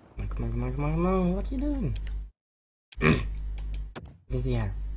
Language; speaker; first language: English; non-native, learner; Swedish